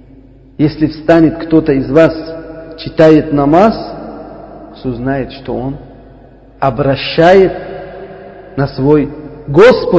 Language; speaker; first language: Russian; non-native, learner; Uzbek